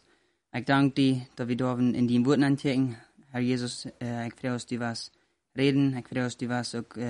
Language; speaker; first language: German; non-native, learner; Plautdietsch